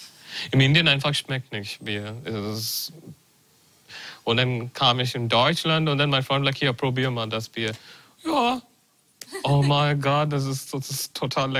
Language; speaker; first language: German; non-native, learner; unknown